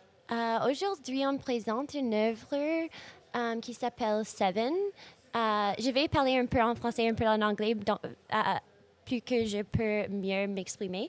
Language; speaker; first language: French; non-native, local second language; English